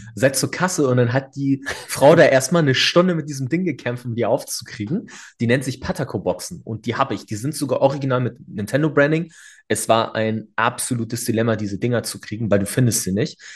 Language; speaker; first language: German; native; German